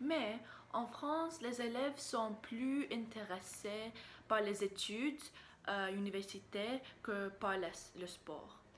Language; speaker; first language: French; non-native, learner; English